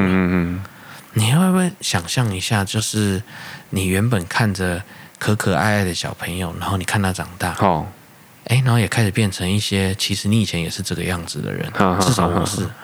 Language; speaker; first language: Chinese; native; Chinese